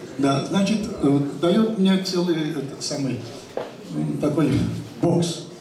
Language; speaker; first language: Russian; non-native, local second language; Armenian